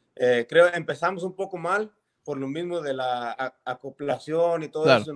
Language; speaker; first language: Spanish; native; Spanish